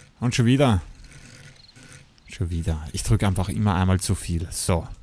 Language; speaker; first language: German; native; German